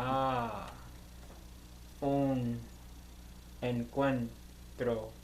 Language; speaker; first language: Spanish; non-native, learner; English